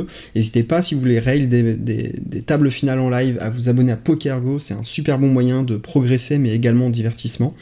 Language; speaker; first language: French; native; French